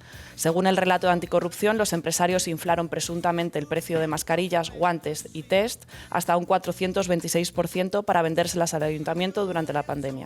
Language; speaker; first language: Spanish; native; Spanish